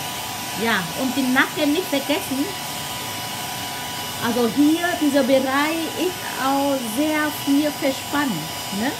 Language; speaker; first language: German; non-native, learner; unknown